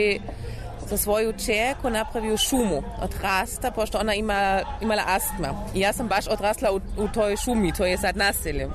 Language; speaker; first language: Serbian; non-native, learner; German